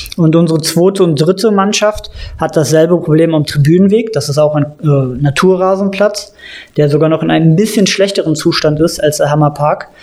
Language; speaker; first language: German; native; German